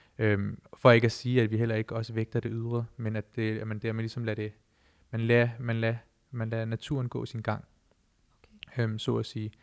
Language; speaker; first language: Danish; early bilingual, other home language; Punjabi